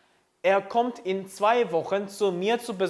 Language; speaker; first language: German; non-native, fluent; Korean